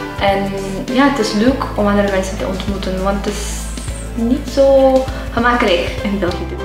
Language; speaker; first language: Dutch; non-native, learner; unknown